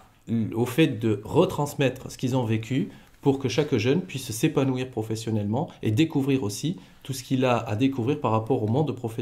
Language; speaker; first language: French; native; French